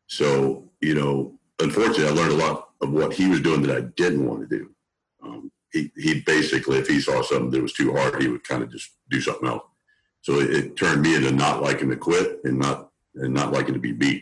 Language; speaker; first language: English; native; English